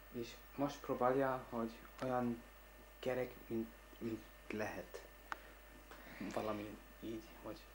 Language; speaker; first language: Hungarian; non-native, learner; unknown